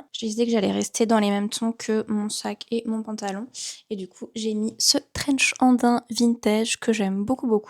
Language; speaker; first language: French; native; French